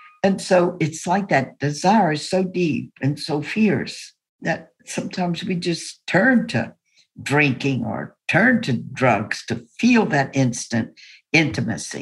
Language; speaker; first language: English; native; English